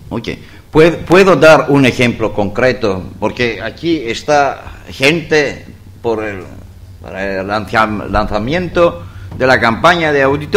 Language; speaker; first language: Spanish; non-native, fluent; Greek